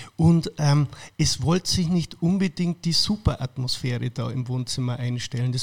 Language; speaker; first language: German; native; German